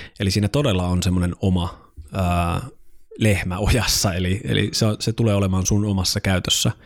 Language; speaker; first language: Finnish; native; Finnish